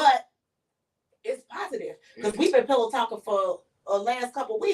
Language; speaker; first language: English; native; English